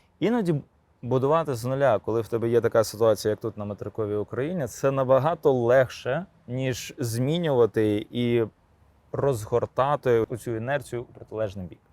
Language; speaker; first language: Ukrainian; non-native, local second language; Crimean Tatar